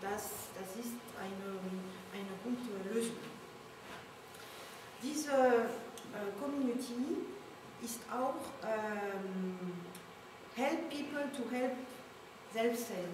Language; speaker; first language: German; non-native, learner; French